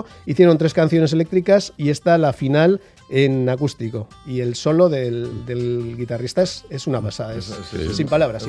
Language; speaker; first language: Spanish; native; Spanish